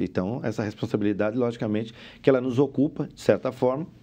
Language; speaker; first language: Portuguese; native; Portuguese